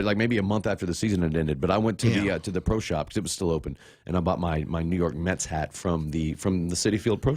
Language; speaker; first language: English; native; English